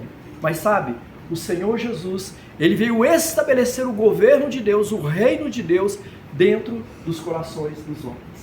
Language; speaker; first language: Portuguese; native; Portuguese